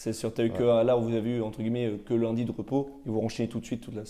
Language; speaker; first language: French; native; French